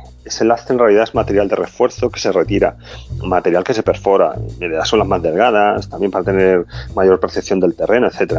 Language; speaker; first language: Spanish; native; Spanish